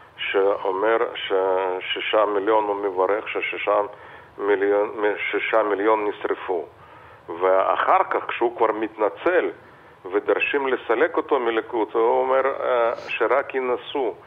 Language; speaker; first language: Hebrew; non-native, fluent; Russian